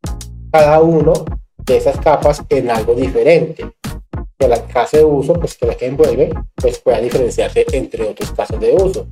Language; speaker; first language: Spanish; native; Spanish